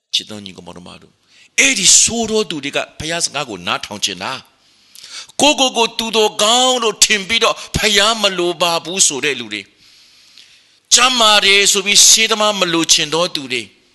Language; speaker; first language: Burmese; non-native, local second language; Kachin